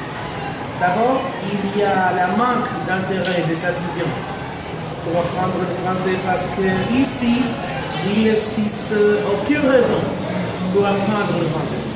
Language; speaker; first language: French; non-native, fluent; Spanish